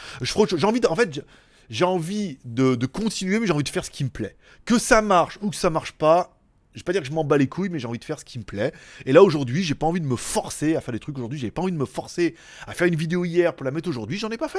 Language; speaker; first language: French; native; French